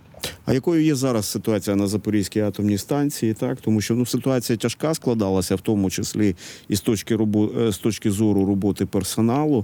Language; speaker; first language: Ukrainian; native; Ukrainian